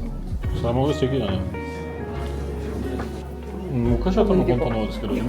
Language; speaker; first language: Japanese; non-native, fluent; French